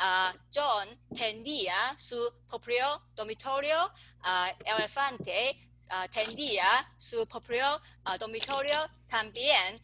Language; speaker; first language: Spanish; non-native, learner; English